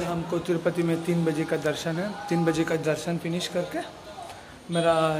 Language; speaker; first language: Hindi; non-native, local second language; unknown